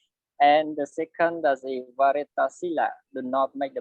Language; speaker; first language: English; non-native, learner; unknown